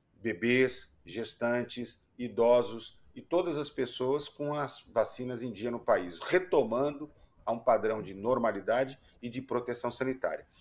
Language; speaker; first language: Portuguese; native; Portuguese